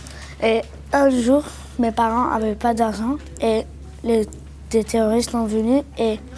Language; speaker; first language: French; non-native, learner; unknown